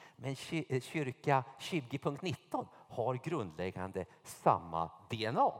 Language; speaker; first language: Swedish; native; Swedish